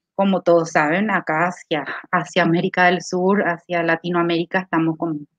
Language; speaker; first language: Spanish; native; Spanish